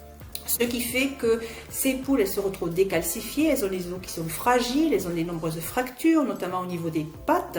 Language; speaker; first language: French; native; French